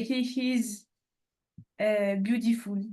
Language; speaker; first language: English; non-native, learner; French